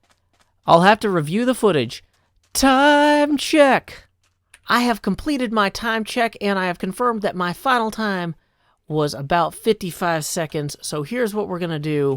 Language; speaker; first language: English; native; English